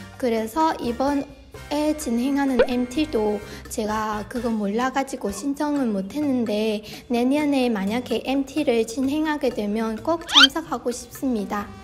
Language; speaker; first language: Korean; non-native, fluent; Vietnamese